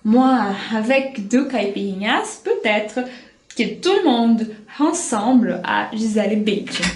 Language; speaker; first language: French; non-native, fluent; Portuguese